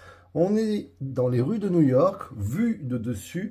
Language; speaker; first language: French; native; French